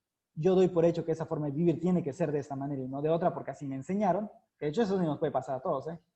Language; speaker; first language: Spanish; native; Spanish